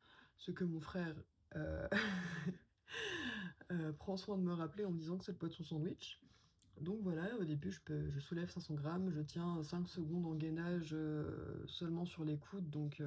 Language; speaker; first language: French; native; French